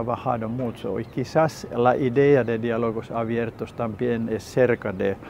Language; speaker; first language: Spanish; non-native, learner; Finnish